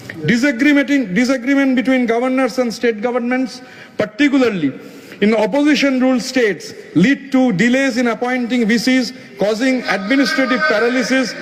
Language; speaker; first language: English; non-native, local second language; Bangla